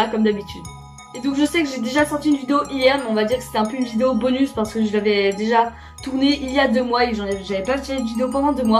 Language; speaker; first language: French; native; French